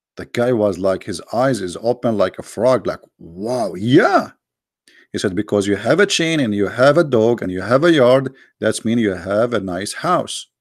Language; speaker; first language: English; non-native, fluent; Arabic